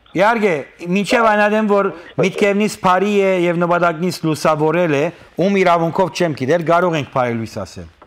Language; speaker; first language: Armenian; native; Armenian